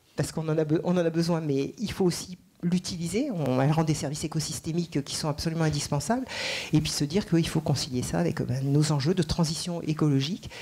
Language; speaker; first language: French; native; French